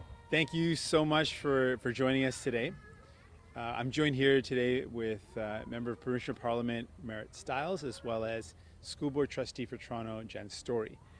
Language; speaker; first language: English; early bilingual, other home language; Punjabi